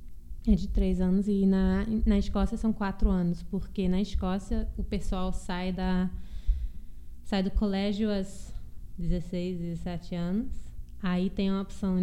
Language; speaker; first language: Portuguese; early bilingual, heritage; Portuguese